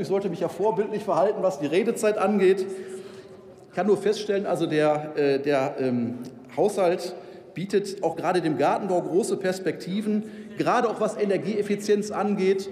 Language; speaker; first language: German; native; German